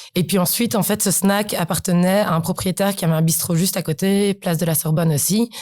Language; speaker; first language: French; early bilingual, other home language; Polish